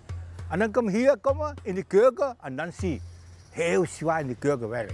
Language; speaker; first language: Dutch; non-native, learner; Cantonese